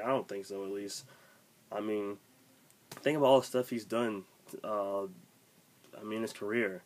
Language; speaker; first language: English; native; English